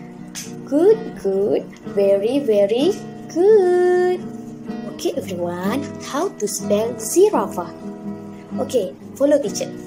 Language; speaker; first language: English; non-native, local second language; Malay